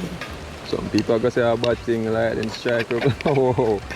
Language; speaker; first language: English; native; English